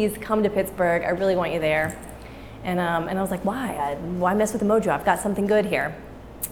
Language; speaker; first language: English; native; English